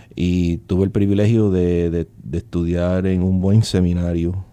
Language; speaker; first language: Spanish; early bilingual, heritage; Spanish